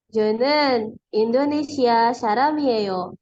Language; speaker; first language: Korean; non-native, learner; Indonesian